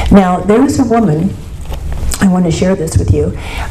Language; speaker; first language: English; native; English